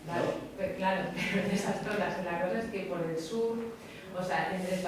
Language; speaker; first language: Spanish; native; Spanish